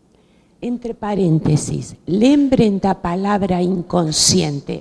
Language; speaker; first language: Portuguese; non-native, fluent; Spanish